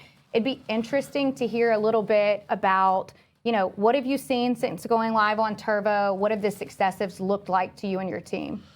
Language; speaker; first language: English; native; English